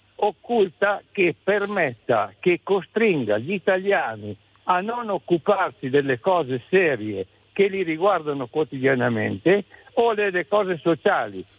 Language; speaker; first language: Italian; native; Italian